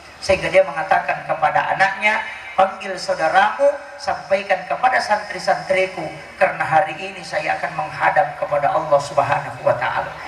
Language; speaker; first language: Indonesian; non-native, local second language; Buginese